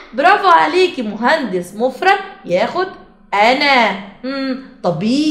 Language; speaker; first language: Arabic; native; Arabic